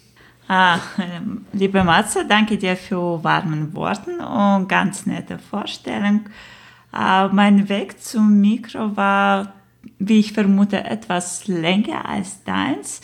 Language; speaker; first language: German; non-native, fluent; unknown